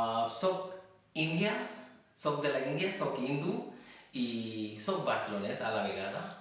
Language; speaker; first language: Catalan; non-native, fluent; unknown